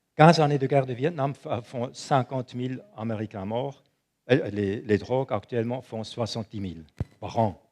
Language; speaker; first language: French; non-native, local second language; German